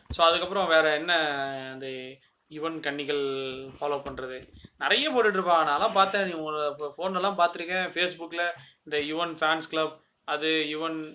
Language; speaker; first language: Tamil; native; Tamil